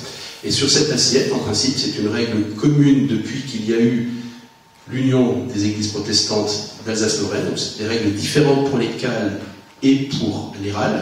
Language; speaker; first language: French; native; French